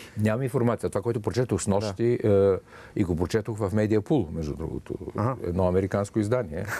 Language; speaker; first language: Bulgarian; native; Bulgarian